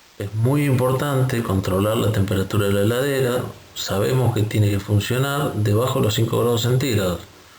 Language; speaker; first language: Spanish; native; Spanish